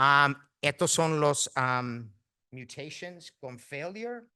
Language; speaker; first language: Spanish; early bilingual, heritage; Spanish